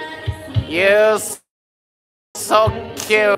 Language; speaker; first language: English; non-native, learner; Japanese